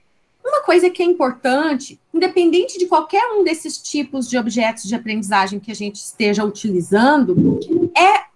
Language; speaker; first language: Portuguese; native; Portuguese